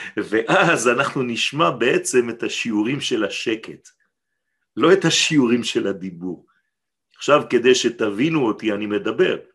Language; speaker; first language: Hebrew; non-native, fluent; French